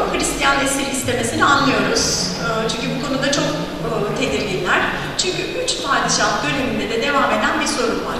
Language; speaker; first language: Turkish; native; Turkish